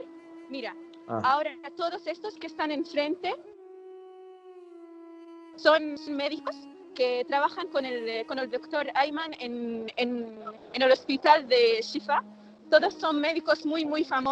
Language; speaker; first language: Spanish; non-native, fluent; Arabic